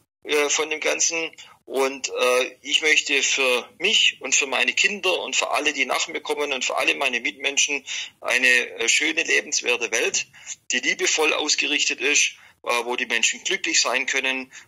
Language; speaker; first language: German; native; German